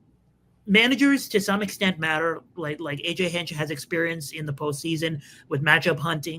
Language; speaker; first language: English; native; English